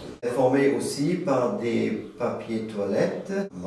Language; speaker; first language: French; non-native, fluent; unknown